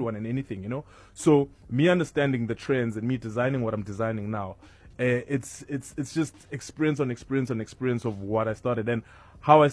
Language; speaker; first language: English; non-native, local second language; Zulu